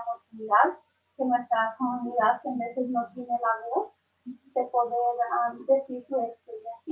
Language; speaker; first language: Spanish; early bilingual, other home language; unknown